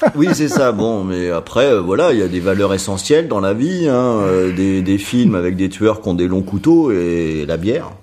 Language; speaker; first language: French; native; French